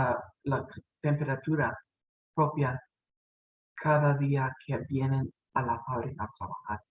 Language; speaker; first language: Spanish; non-native, fluent; English